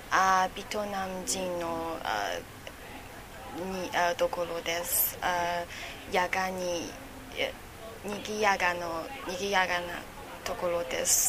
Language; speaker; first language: Japanese; non-native, learner; Chinese